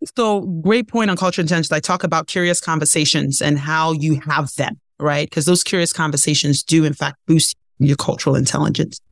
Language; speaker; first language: English; non-native, local second language; Ibibio